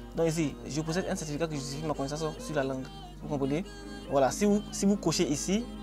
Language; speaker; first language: French; non-native, local second language; Akan